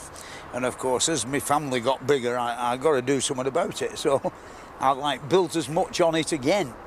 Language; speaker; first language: English; native; English